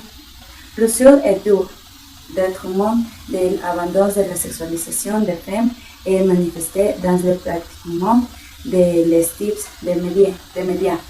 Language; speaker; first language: French; non-native, learner; Spanish